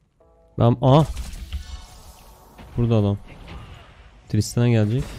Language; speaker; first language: Turkish; native; Turkish